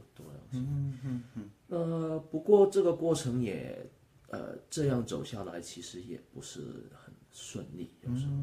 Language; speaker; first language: Chinese; non-native, local second language; Cantonese